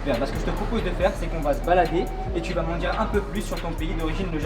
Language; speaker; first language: French; native; French